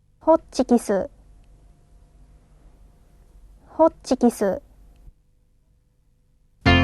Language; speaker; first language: Japanese; non-native, learner; Thai